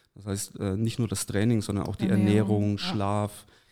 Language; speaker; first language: German; native; German